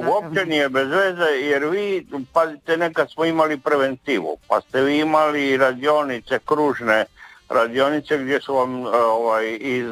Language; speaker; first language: Serbian; native; Serbian